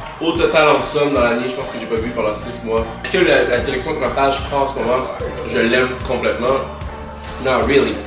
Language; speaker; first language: French; early bilingual, other home language; Haitian Creole